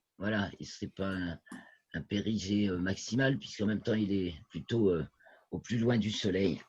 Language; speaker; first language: French; native; French